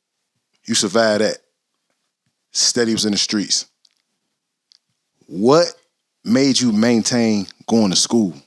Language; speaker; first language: English; native; English